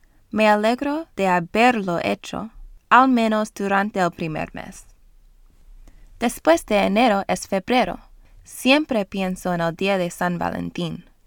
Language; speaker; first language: Spanish; non-native, learner; English